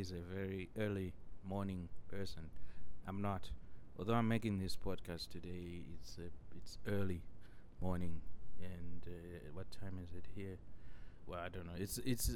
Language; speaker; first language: English; non-native, local second language; Shona